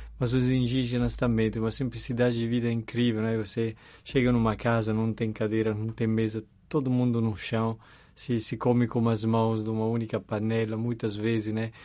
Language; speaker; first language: Portuguese; non-native, fluent; Italian